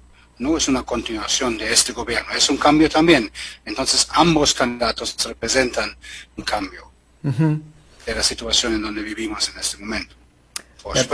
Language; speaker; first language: Spanish; non-native, fluent; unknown